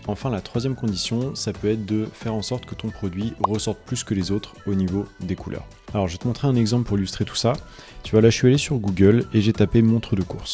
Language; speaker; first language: French; native; French